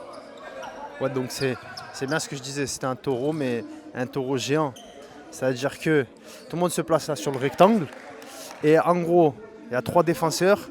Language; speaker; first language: French; native; French